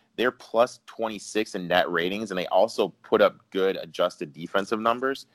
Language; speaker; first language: English; native; English